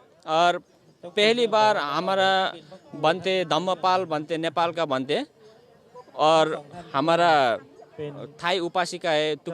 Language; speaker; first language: Hindi; non-native, learner; Nepali